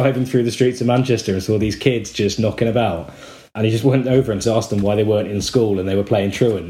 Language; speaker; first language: English; native; English